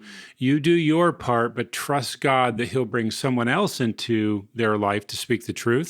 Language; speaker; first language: English; native; English